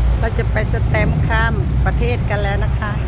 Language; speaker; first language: Thai; native; Thai